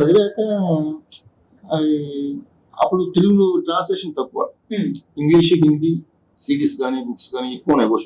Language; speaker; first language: Telugu; native; Telugu